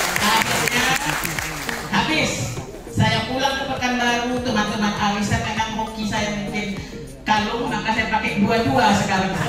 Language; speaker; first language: Indonesian; native; Indonesian